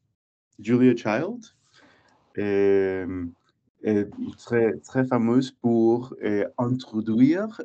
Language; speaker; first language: French; non-native, learner; English